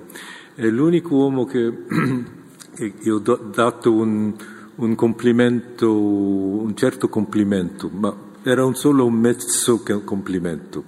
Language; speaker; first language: Italian; non-native, fluent; Korean